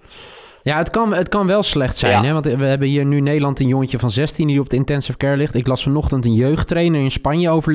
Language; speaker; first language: Dutch; native; Dutch